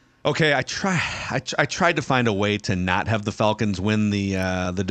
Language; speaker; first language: English; native; English